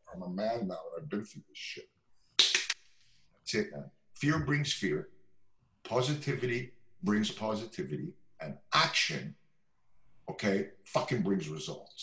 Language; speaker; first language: English; non-native, fluent; French